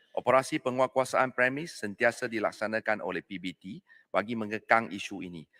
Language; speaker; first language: Malay; non-native, local second language; Chinese